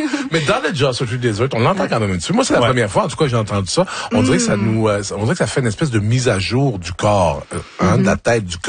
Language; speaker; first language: French; native; French